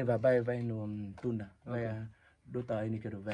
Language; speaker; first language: Portuguese; non-native, learner; Vietnamese